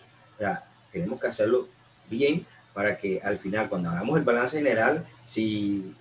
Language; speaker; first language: Spanish; native; Spanish